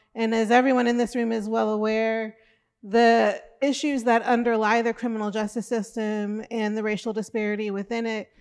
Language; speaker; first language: English; native; English